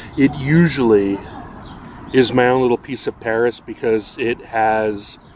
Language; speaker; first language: English; native; English